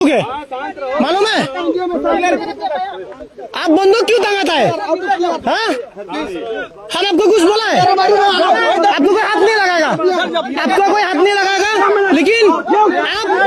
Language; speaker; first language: Hindi; non-native, learner; Bangla